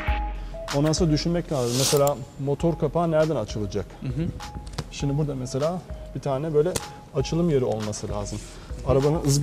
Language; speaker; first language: Turkish; native; Turkish